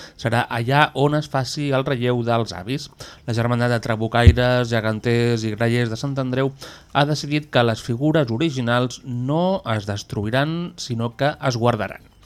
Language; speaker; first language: Catalan; native; Catalan